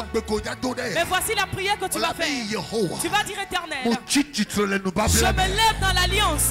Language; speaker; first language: French; non-native, local second language; Ewe